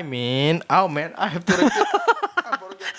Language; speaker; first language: English; non-native, learner; Indonesian